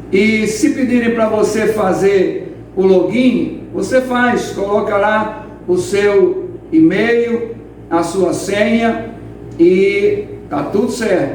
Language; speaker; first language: Portuguese; native; Portuguese